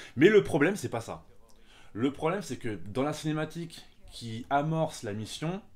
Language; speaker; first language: French; native; French